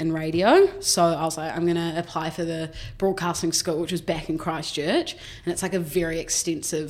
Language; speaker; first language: English; native; English